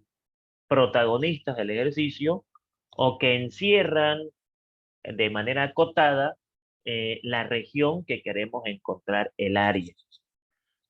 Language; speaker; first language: Spanish; native; Spanish